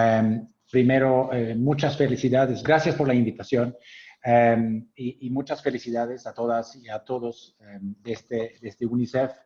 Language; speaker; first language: Spanish; non-native, fluent; English